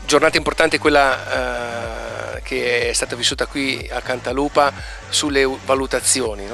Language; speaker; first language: Italian; native; Italian